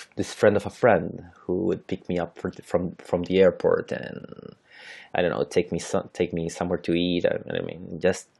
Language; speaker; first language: English; non-native, fluent; Spanish